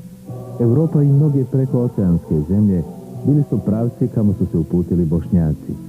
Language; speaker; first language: Bosnian; native; Bosnian